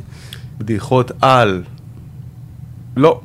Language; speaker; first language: Hebrew; native; Hebrew